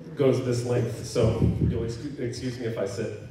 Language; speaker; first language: English; native; English